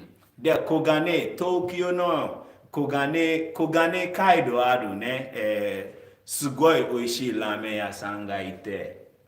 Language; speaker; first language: Japanese; non-native, learner; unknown